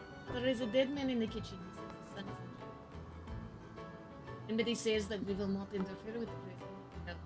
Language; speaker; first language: English; native; English